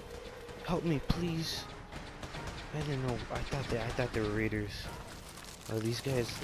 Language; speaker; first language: English; native; English